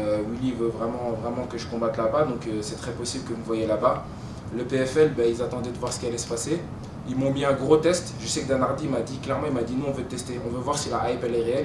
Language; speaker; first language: French; native; French